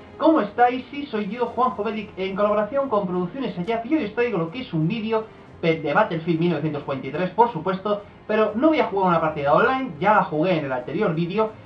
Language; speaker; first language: Spanish; native; Spanish